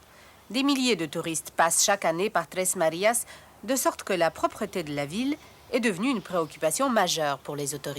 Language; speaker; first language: French; native; French